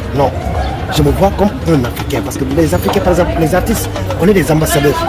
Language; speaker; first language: French; non-native, local second language; Wolof